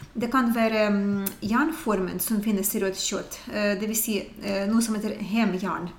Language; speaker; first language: Norwegian; non-native, fluent; Ukrainian